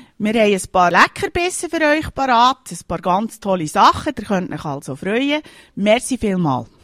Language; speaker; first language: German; native; German